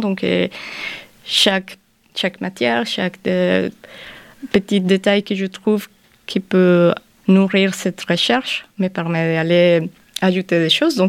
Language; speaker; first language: French; non-native, fluent; Spanish